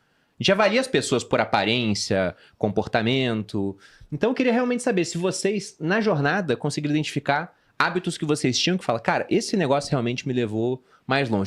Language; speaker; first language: Portuguese; native; Portuguese